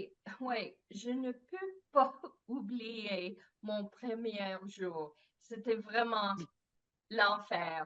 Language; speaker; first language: French; non-native, fluent; English